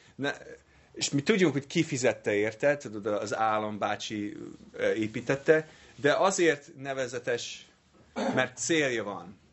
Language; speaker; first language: Hungarian; non-native, fluent; English